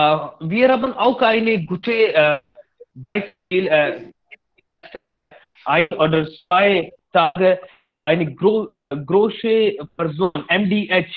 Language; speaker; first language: German; non-native, learner; Hindi